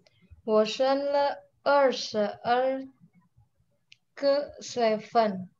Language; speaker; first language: Chinese; non-native, learner; Indonesian